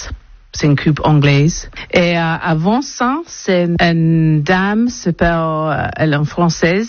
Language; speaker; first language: French; non-native, learner; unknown